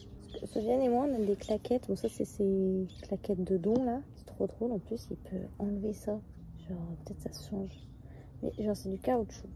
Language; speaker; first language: French; native; French